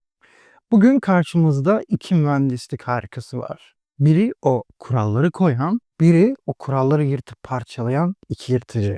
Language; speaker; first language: Turkish; native; Turkish